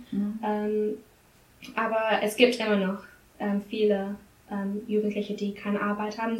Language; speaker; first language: German; non-native, learner; English